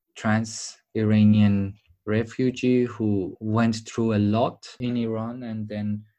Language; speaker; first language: English; non-native, fluent; Persian